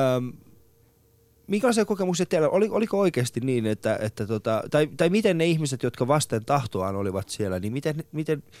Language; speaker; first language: Finnish; early bilingual, other home language; Persian